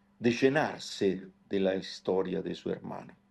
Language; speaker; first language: Spanish; non-native, fluent; Italian